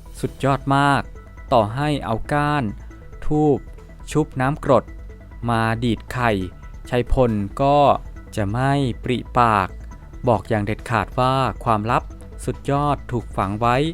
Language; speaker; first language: Thai; native; Thai